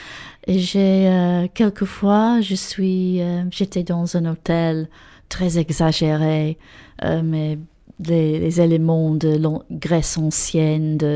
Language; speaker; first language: French; non-native, learner; English